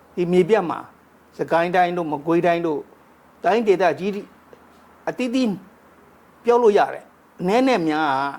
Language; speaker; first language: Burmese; non-native, local second language; Shan